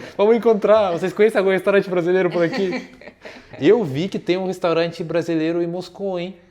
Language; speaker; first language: Portuguese; non-native, fluent; Russian